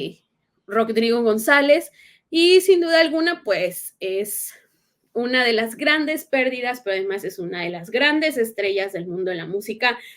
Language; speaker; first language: Spanish; native; Spanish